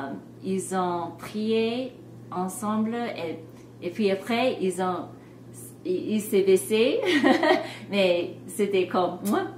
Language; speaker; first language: French; non-native, fluent; English